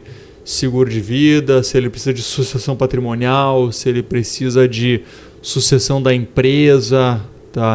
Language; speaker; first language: Portuguese; native; Portuguese